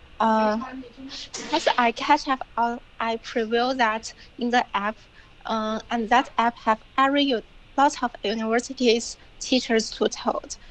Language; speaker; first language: English; non-native, learner; Chinese